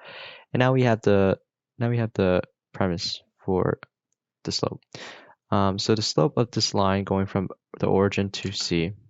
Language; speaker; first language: English; native; English